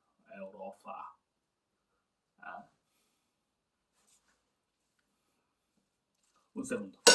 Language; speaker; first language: Spanish; non-native, learner; Korean